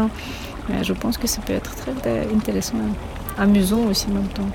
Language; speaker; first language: French; non-native, fluent; Ukrainian